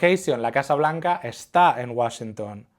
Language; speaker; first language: Spanish; non-native, fluent; English